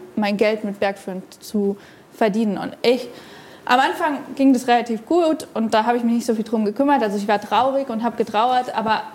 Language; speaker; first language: German; native; German